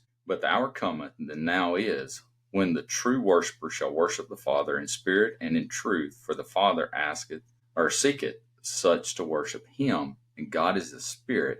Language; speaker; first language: English; native; English